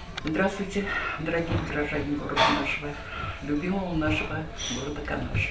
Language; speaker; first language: Russian; native; Russian